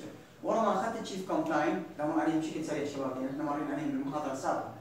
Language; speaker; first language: Arabic; native; Arabic